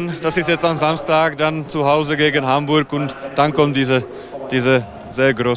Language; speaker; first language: German; non-native, learner; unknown